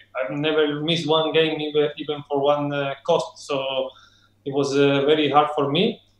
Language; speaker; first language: English; non-native, learner; Spanish